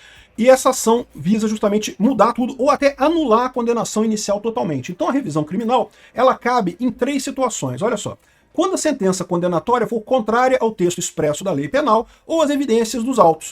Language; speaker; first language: Portuguese; native; Portuguese